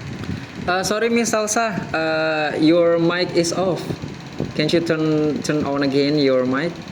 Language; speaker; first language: English; non-native, learner; Indonesian